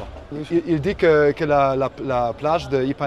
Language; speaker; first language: French; non-native, fluent; Portuguese